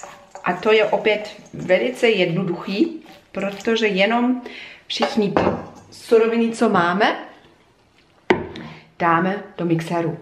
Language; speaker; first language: Czech; non-native, fluent; German